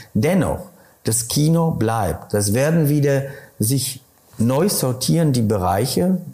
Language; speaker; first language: German; non-native, fluent; Polish